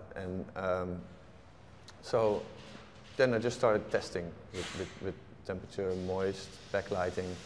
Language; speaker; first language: English; non-native, fluent; Dutch